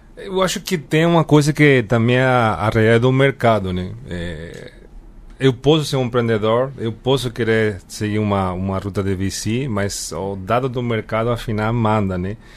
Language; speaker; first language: Portuguese; non-native, fluent; Spanish